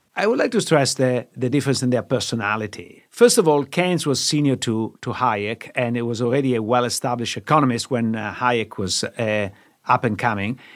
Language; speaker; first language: English; non-native, fluent; Italian